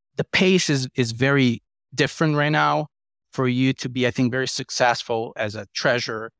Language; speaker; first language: English; non-native, fluent; Portuguese